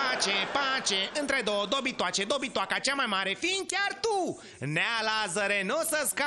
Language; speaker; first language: Romanian; native; Romanian